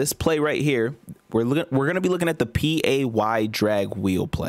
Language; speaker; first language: English; native; English